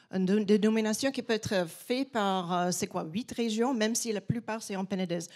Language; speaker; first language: French; non-native, fluent; English